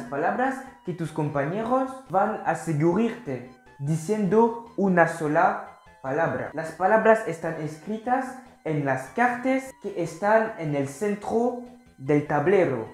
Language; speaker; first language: Spanish; non-native, learner; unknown